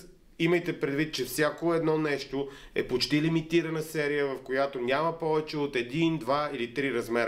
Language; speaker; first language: Bulgarian; native; Bulgarian